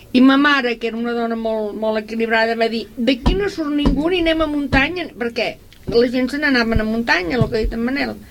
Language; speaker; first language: Catalan; native; Catalan